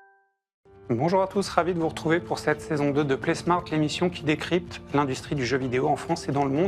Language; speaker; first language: French; native; French